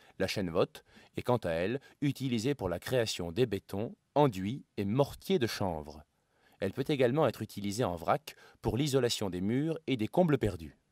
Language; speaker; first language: French; native; French